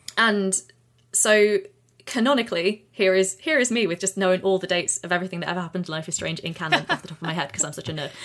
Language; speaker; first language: English; native; English